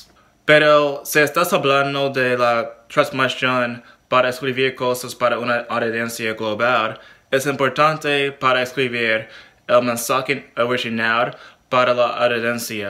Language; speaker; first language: Spanish; non-native, learner; English